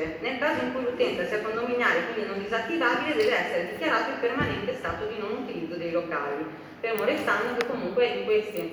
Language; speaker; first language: Italian; native; Italian